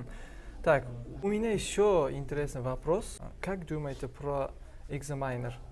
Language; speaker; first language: Russian; non-native, local second language; Uzbek